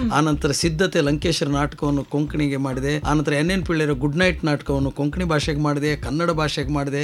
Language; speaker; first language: Kannada; non-native, local second language; Konkani